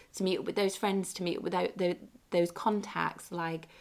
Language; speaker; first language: English; native; English